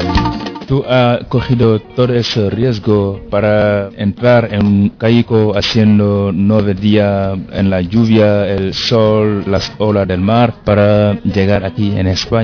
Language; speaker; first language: Spanish; non-native, fluent; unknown